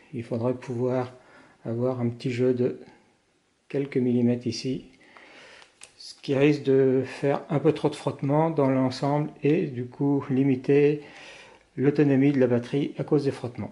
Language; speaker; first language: French; native; French